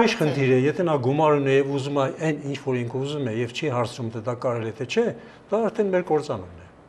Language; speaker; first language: Armenian; native; Armenian